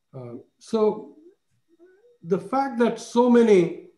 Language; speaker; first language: English; non-native, local second language; Marathi